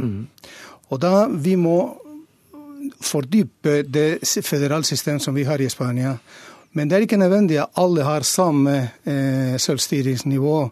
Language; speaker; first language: Norwegian; non-native, fluent; Catalan